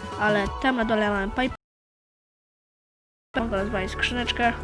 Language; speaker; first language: Polish; native; Polish